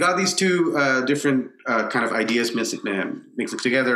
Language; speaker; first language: English; non-native, local second language; Bangla